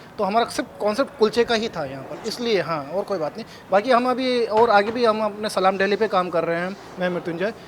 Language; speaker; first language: Hindi; native; Hindi